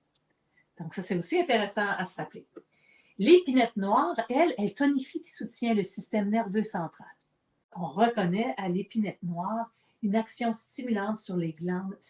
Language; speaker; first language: French; native; French